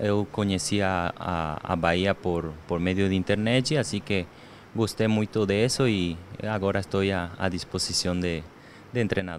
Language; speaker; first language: Portuguese; non-native, learner; Spanish